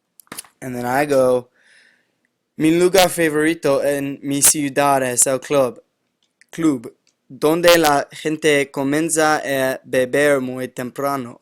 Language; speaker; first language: Spanish; non-native, learner; English